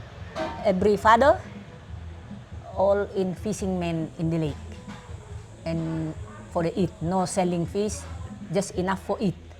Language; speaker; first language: English; non-native, learner; Batak Toba